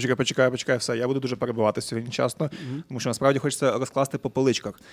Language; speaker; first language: Ukrainian; native; Ukrainian